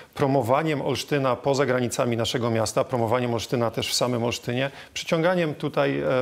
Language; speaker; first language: Polish; native; Polish